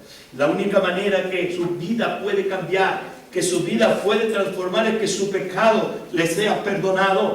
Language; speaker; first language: Spanish; native; Spanish